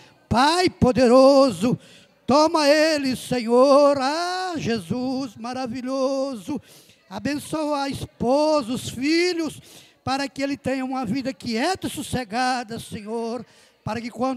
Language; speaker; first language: Portuguese; native; Portuguese